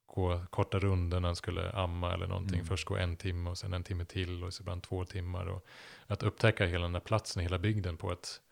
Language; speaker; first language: Swedish; non-native, fluent; German